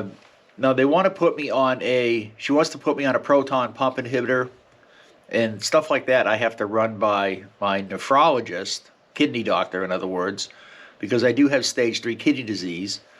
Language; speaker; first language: English; native; English